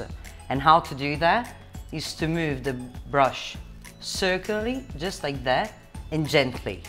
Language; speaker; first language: English; non-native, fluent; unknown